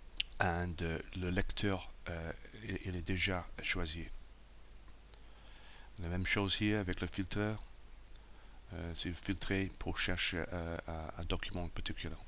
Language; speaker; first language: French; non-native, learner; English